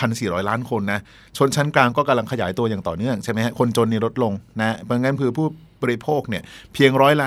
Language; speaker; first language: Thai; native; Thai